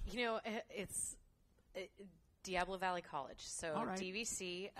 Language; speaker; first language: English; native; English